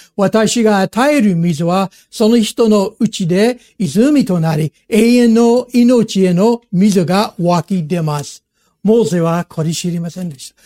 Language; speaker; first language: Japanese; non-native, fluent; English